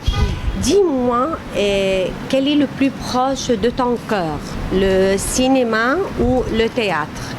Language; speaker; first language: French; non-native, fluent; Arabic